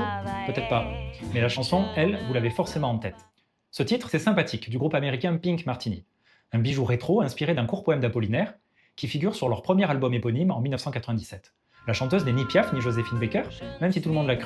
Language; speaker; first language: French; native; French